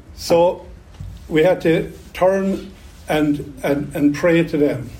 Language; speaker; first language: English; native; English